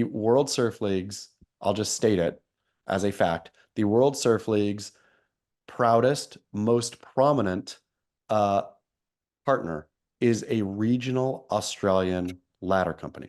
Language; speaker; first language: English; native; English